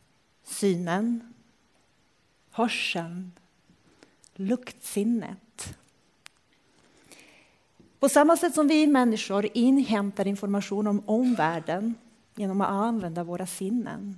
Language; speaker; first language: Swedish; non-native, fluent; Croatian